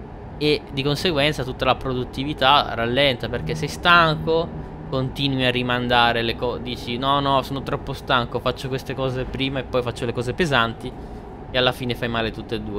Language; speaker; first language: Italian; native; Italian